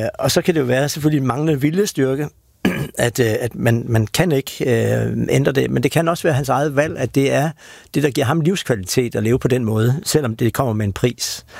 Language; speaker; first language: Danish; native; Danish